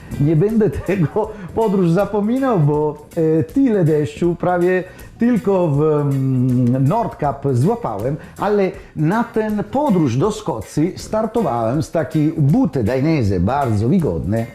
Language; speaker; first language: Polish; non-native, learner; Italian